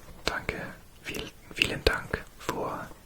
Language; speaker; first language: German; non-native, learner; English